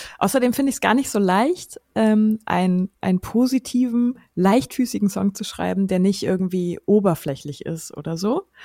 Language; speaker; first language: German; native; German